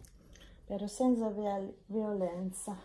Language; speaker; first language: Italian; non-native, learner; Russian